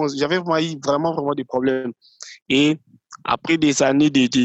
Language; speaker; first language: French; non-native, local second language; Lingala